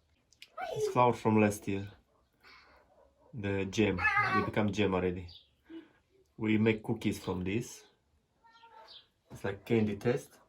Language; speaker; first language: English; non-native, learner; Romanian